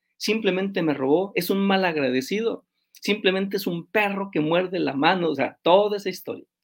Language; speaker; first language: Spanish; native; Spanish